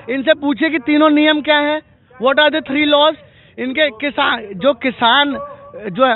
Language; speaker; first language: Hindi; native; Hindi